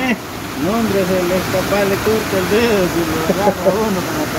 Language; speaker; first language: Spanish; native; Spanish